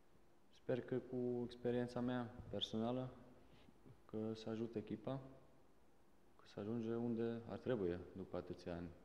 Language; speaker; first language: Romanian; non-native, fluent; Serbian